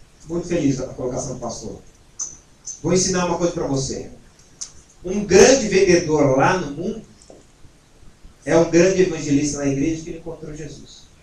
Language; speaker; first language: Portuguese; native; Portuguese